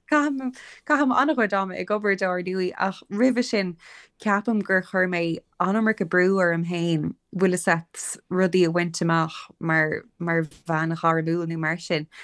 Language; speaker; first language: Irish; non-native, local second language; English